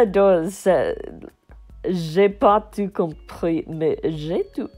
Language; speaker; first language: French; non-native, learner; English